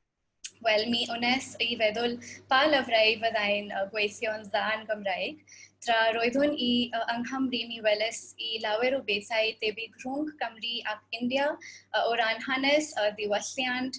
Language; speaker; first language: Welsh; non-native, fluent; Hindi